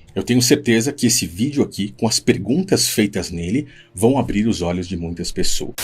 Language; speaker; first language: Portuguese; native; Portuguese